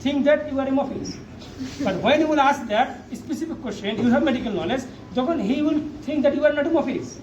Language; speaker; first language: English; non-native, local second language; Bangla